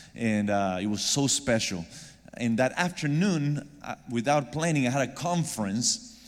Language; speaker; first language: English; non-native, fluent; Spanish